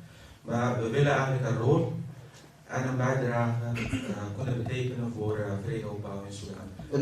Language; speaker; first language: Dutch; non-native, fluent; Arabic